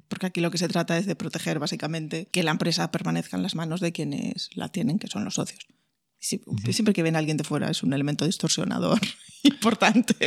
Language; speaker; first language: Spanish; native; Spanish